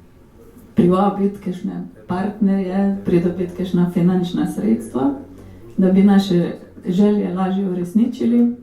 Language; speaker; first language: Slovenian; native; Slovenian